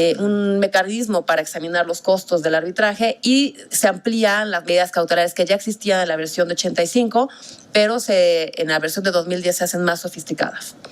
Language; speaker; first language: Spanish; native; Spanish